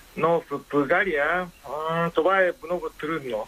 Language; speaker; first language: Bulgarian; non-native, learner; Japanese